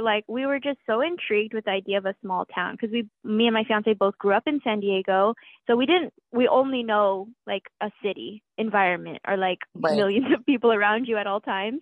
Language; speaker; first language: English; native; English